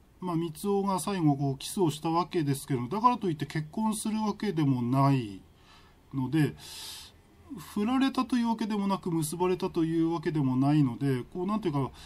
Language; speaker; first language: Japanese; native; Japanese